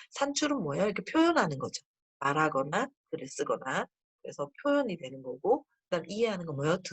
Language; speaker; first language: Korean; native; Korean